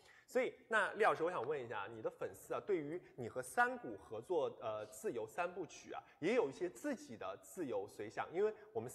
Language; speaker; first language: Chinese; native; Chinese